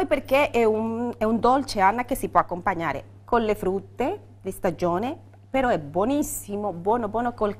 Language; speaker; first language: Italian; non-native, fluent; Spanish